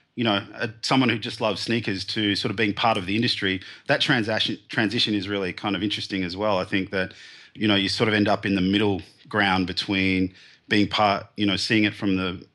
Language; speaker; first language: English; native; English